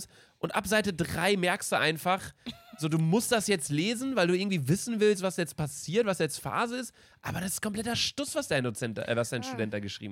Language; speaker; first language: German; native; German